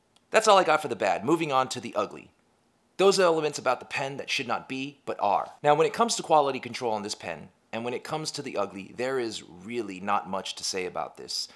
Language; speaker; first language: English; native; English